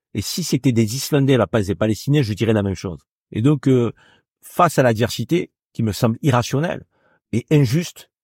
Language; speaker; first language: French; native; French